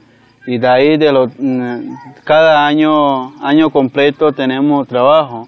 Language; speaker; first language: Spanish; non-native, local second language; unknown